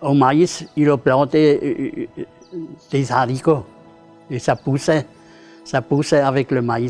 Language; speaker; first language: French; non-native, local second language; Swiss German